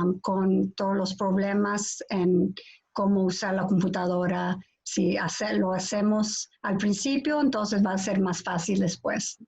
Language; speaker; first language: Spanish; non-native, fluent; English